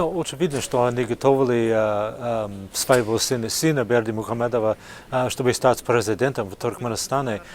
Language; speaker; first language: Russian; non-native, fluent; English